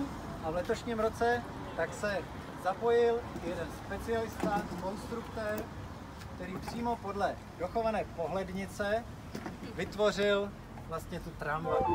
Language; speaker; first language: Czech; native; Czech